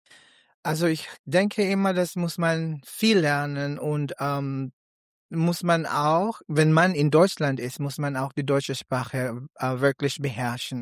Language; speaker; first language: German; non-native, learner; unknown